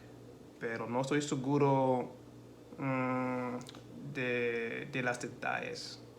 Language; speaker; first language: Spanish; non-native, learner; English